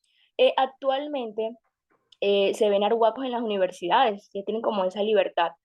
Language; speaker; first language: Spanish; native; Spanish